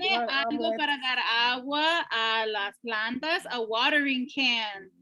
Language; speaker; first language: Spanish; early bilingual, heritage; English